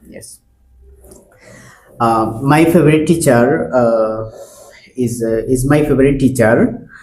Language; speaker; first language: English; non-native, learner; Bangla